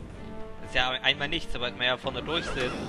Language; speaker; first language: German; native; German